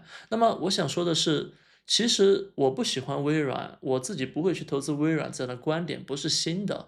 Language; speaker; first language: Chinese; native; Chinese